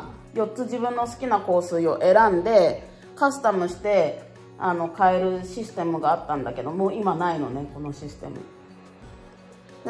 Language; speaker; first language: Japanese; native; Japanese